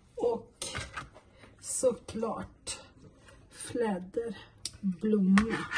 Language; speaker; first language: Swedish; non-native, fluent; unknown